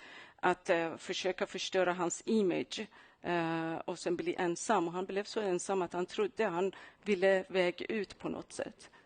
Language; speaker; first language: Swedish; non-native, fluent; Persian